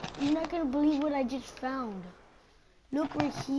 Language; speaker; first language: English; native; English